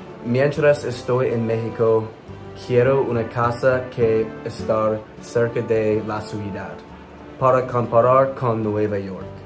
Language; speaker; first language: Spanish; non-native, learner; English